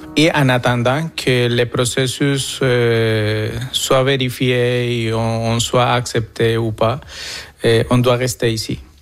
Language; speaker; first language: French; non-native, fluent; Spanish